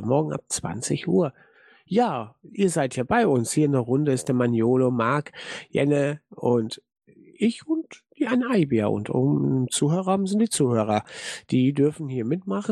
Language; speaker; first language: German; native; German